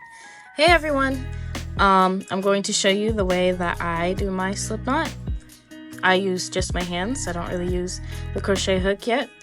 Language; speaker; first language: English; native; English